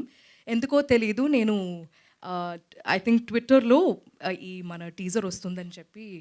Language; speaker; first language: Telugu; non-native, fluent; Malayalam